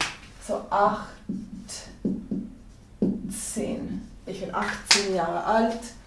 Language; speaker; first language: German; non-native, fluent; English